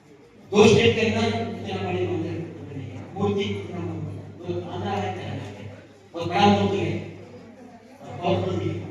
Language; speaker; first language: Hindi; non-native, local second language; Telugu